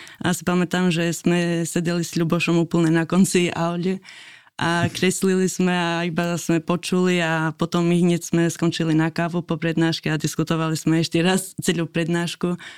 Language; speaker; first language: Slovak; non-native, fluent; Albanian